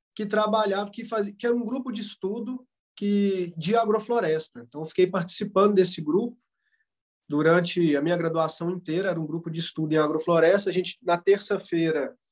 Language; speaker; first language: Portuguese; native; Portuguese